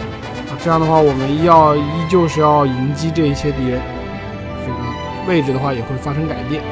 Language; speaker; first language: Chinese; native; Chinese